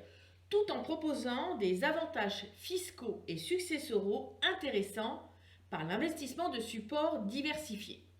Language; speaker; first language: French; native; French